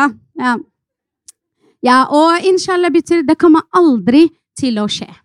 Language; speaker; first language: Norwegian; non-native, fluent; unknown